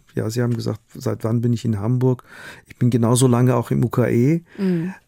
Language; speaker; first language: German; non-native, fluent; Persian